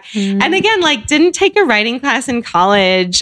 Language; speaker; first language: English; native; English